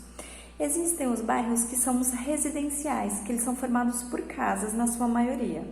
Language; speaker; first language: Portuguese; native; Portuguese